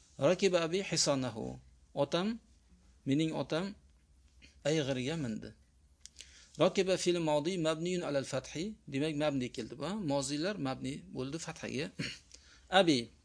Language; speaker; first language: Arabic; non-native, fluent; Uzbek